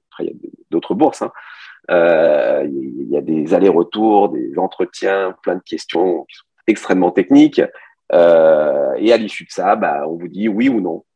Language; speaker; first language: French; early bilingual, other home language; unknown